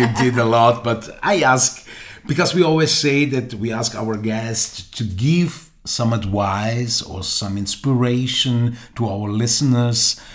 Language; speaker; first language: English; non-native, learner; German